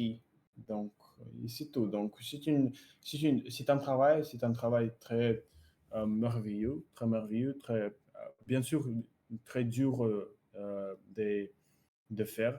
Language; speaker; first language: French; non-native, learner; Russian